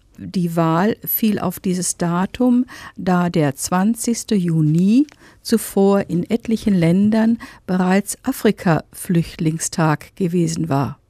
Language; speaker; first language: German; native; German